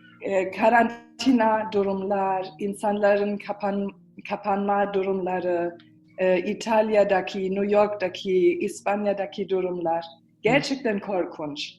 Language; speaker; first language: Turkish; early bilingual, heritage; Turkish